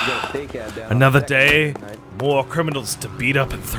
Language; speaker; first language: English; native; English